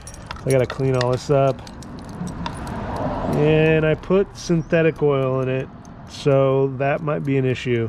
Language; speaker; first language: English; native; English